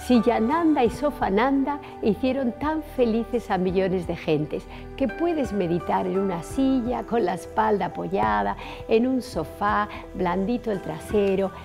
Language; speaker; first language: Spanish; native; Spanish